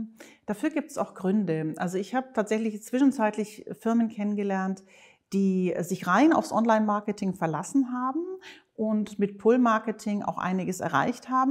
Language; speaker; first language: German; native; German